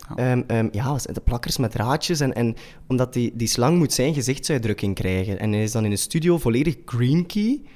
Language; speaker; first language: Dutch; native; Dutch